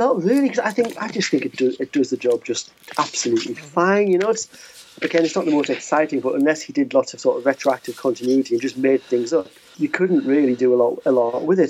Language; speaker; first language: English; native; English